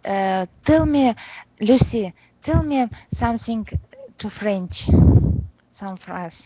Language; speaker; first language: English; non-native, learner; Russian